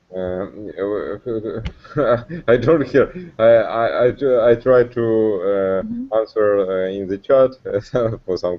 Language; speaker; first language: English; non-native, learner; Russian